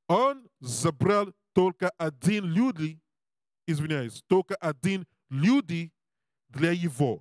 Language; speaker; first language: Russian; non-native, learner; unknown